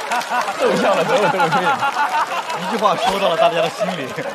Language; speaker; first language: Chinese; native; Chinese